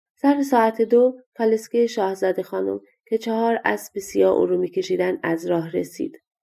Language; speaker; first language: Persian; native; Persian